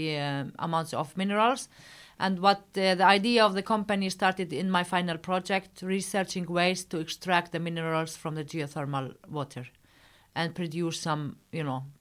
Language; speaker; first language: English; non-native, fluent; Arabic